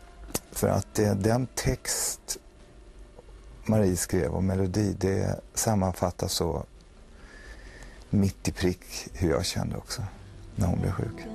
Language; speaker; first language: Swedish; native; Swedish